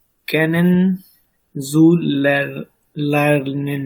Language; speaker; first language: German; non-native, learner; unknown